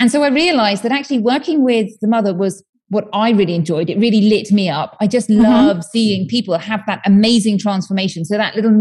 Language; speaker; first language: English; native; English